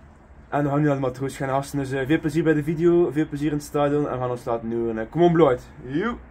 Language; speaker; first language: Dutch; native; Dutch